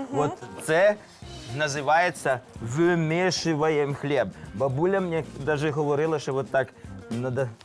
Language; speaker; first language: Ukrainian; non-native, local second language; Hungarian